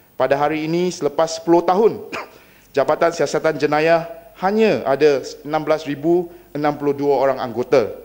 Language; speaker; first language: Malay; non-native, local second language; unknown